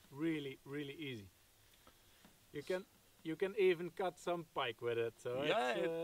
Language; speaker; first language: English; non-native, fluent; Swedish